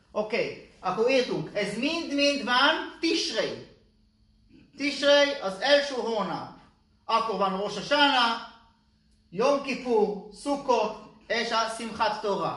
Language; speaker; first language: Hungarian; non-native, learner; Hebrew